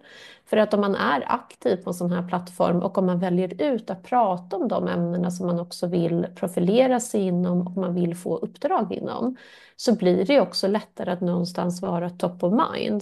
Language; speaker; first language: Swedish; native; Swedish